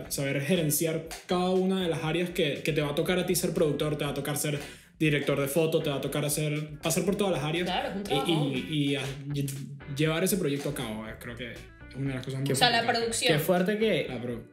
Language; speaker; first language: Spanish; native; Spanish